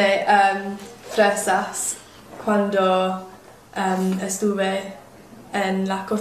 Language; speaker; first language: Spanish; non-native, learner; English